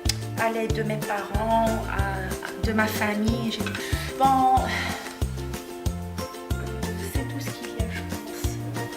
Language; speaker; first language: French; non-native, local second language; Arabic